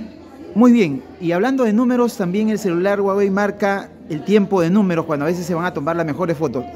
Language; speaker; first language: Spanish; native; Spanish